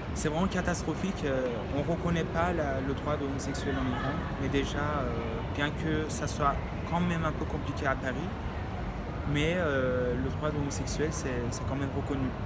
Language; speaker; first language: French; non-native, fluent; Persian